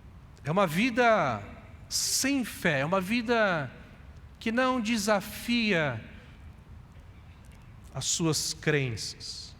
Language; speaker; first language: Portuguese; native; Portuguese